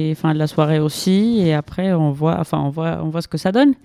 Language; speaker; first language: French; non-native, fluent; Spanish